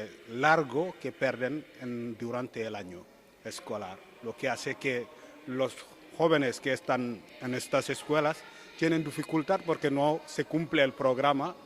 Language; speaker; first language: Spanish; non-native, fluent; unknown